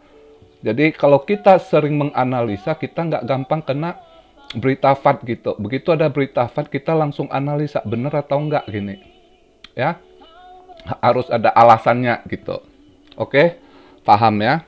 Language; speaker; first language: Indonesian; native; Indonesian